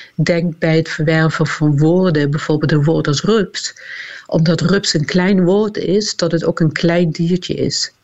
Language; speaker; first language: Dutch; native; Dutch